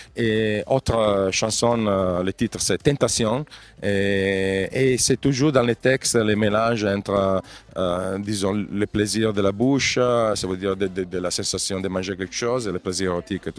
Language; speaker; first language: French; non-native, fluent; Italian